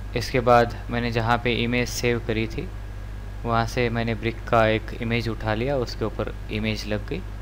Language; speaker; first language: Hindi; non-native, local second language; Marathi